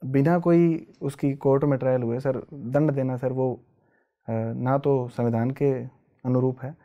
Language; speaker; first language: Hindi; native; Hindi